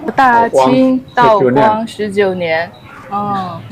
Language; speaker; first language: Chinese; native; Chinese